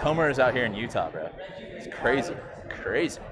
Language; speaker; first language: English; native; English